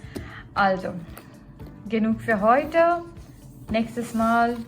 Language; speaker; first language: German; non-native, fluent; Gujarati